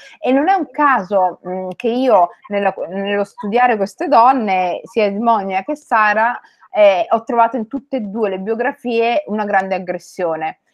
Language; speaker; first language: Italian; early bilingual, other home language; Somali